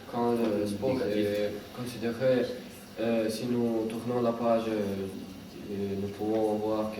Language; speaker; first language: French; non-native, learner; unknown